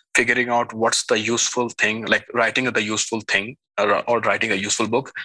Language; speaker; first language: English; non-native, local second language; Hindi